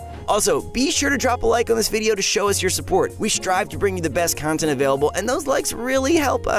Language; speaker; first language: English; native; English